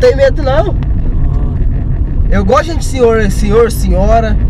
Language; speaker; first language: Portuguese; native; Portuguese